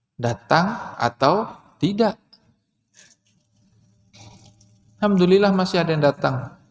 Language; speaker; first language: Indonesian; non-native, local second language; Banjar